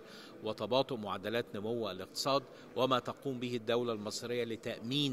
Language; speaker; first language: Arabic; native; Arabic